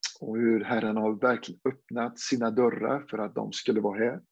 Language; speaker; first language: Swedish; non-native, fluent; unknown